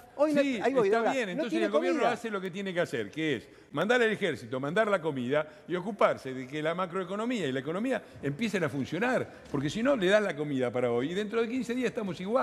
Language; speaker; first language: Spanish; native; Spanish